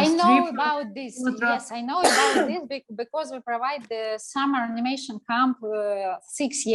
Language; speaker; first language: English; non-native, learner; Russian